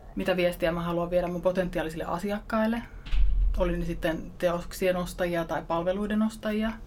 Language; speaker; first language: Finnish; native; Finnish